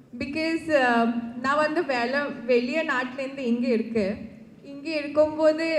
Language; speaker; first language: Tamil; non-native, learner; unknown